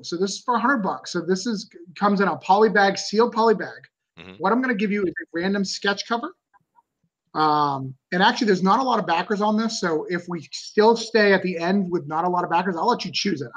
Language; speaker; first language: English; native; English